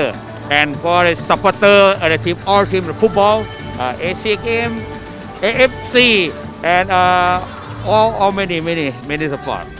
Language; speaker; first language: English; non-native, learner; Thai